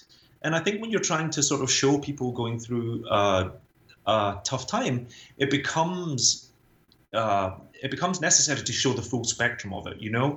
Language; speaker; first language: English; native; English